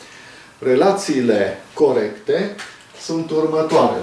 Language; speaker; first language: Romanian; native; Romanian